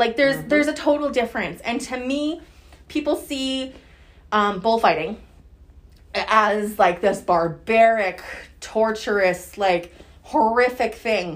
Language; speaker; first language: English; native; English